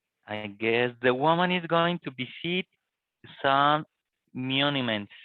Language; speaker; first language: English; non-native, learner; Spanish